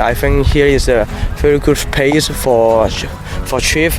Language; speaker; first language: English; non-native, learner; Cantonese